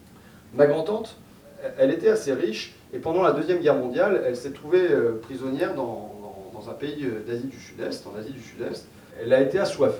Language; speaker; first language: French; native; French